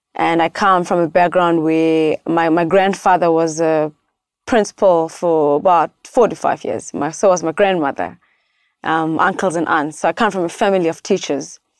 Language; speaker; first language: English; non-native, local second language; Xhosa